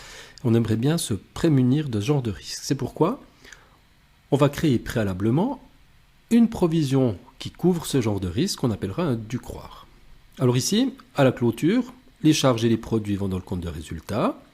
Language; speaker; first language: French; native; French